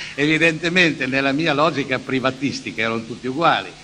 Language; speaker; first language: Italian; native; Italian